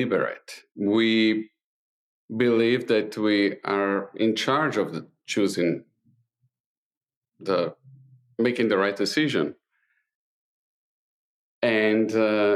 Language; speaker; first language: English; non-native, fluent; Italian